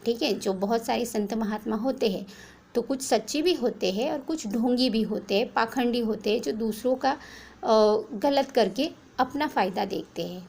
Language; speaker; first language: Hindi; non-native, local second language; Gujarati